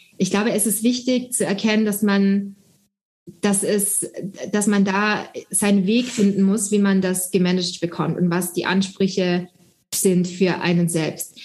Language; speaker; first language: German; early bilingual, other home language; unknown